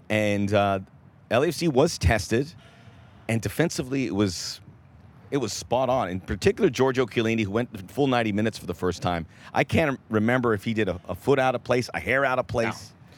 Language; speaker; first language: English; native; English